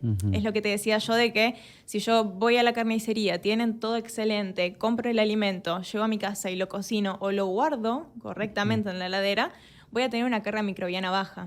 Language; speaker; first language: Spanish; native; Spanish